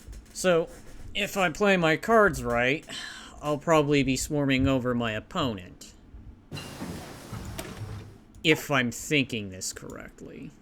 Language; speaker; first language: English; native; English